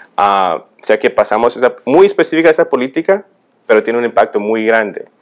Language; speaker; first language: Spanish; early bilingual, heritage; Spanish